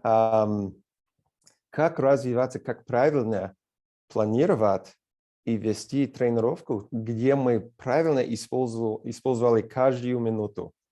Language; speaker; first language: Russian; non-native, fluent; English